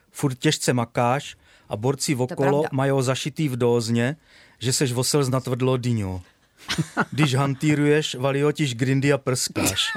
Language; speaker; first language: Czech; native; Czech